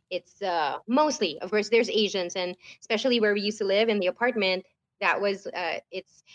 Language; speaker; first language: English; non-native, local second language; Filipino